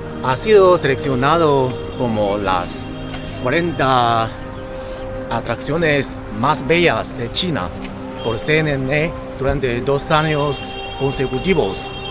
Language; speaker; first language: Spanish; non-native, fluent; Chinese